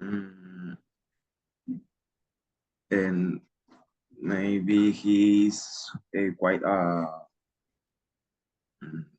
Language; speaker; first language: English; non-native, learner; Spanish